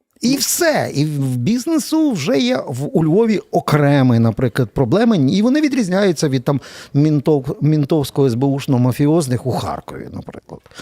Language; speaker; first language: Ukrainian; native; Ukrainian